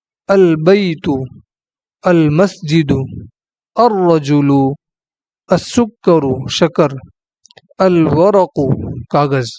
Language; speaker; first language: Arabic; non-native, fluent; Urdu